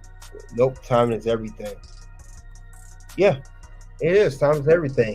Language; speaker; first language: English; native; English